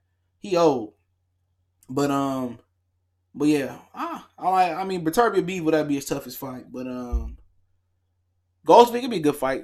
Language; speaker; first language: English; native; English